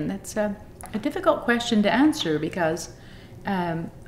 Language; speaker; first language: English; native; English